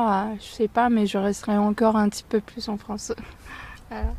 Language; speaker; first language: French; non-native, fluent; Turkish